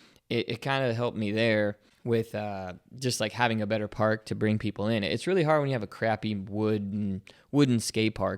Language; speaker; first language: English; native; English